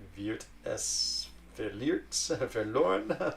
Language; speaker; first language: German; non-native, learner; English